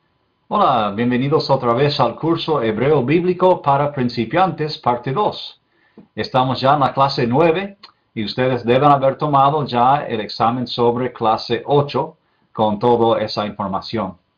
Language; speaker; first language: Spanish; non-native, fluent; English